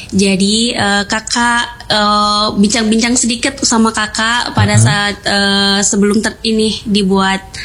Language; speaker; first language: Indonesian; native; Indonesian